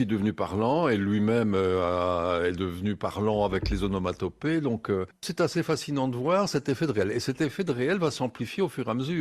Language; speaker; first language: French; native; French